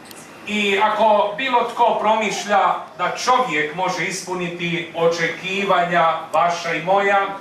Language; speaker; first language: Croatian; native; Croatian